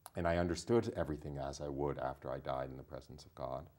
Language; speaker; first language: English; native; English